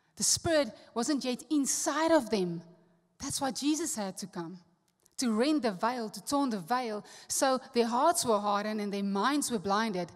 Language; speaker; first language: English; non-native, local second language; Afrikaans